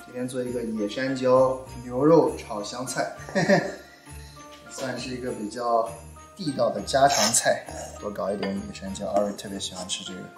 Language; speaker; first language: Chinese; native; Chinese